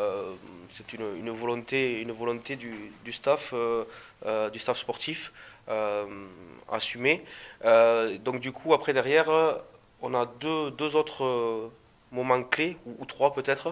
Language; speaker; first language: French; native; French